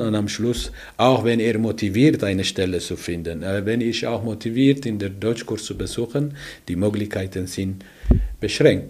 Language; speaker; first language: German; non-native, learner; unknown